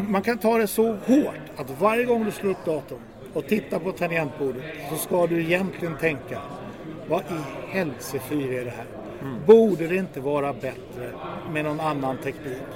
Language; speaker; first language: Swedish; native; Swedish